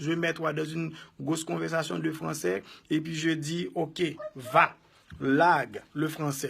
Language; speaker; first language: French; non-native, local second language; Haitian Creole